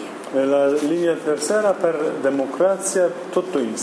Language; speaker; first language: Italian; non-native, learner; Kurdish